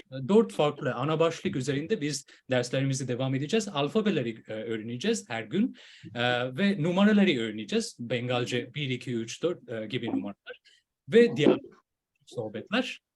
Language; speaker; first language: Turkish; non-native, fluent; Bangla